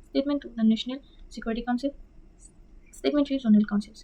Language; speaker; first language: English; non-native, local second language; Assamese